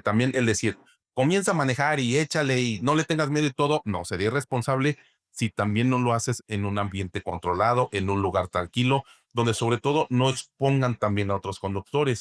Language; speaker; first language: Spanish; native; Spanish